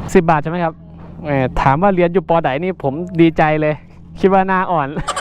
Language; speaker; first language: Thai; native; Thai